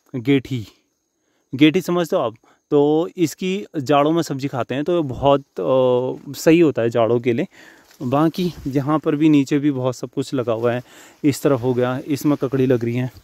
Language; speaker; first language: Hindi; native; Hindi